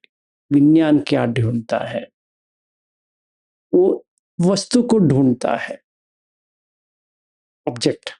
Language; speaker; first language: Hindi; native; Hindi